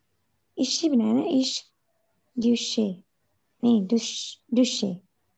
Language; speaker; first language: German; non-native, learner; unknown